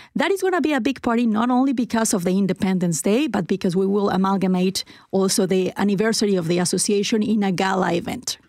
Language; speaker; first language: English; non-native, fluent; Spanish